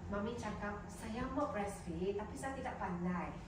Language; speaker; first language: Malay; non-native, local second language; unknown